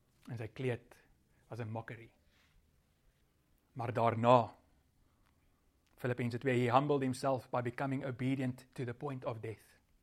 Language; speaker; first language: English; non-native, local second language; Afrikaans